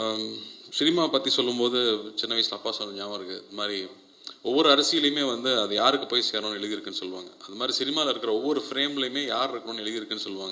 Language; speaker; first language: Tamil; native; Tamil